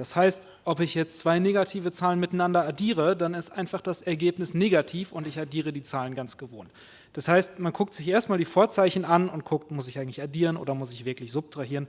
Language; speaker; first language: German; native; German